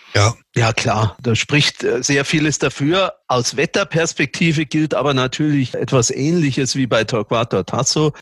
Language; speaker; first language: German; native; German